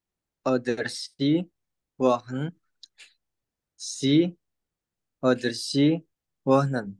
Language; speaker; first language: German; non-native, learner; Indonesian